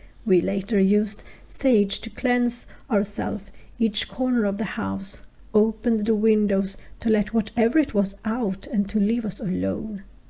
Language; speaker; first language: English; non-native, fluent; Swedish